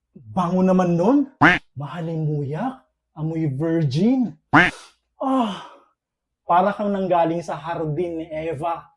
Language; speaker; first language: Filipino; non-native, local second language; Iloko